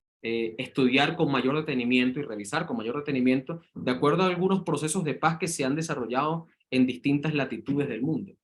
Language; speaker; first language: Spanish; native; Spanish